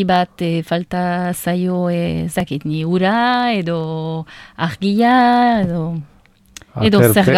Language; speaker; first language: Basque; non-native, local second language; French